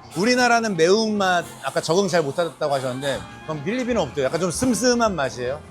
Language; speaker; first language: Korean; native; Korean